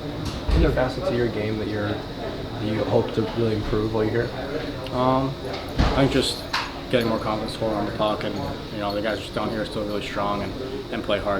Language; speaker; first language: English; native; English